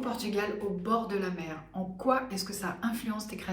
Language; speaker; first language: French; native; French